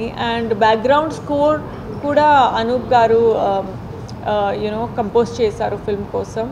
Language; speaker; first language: Telugu; non-native, learner; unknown